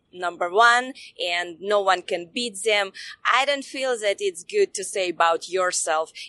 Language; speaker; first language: English; non-native, fluent; Russian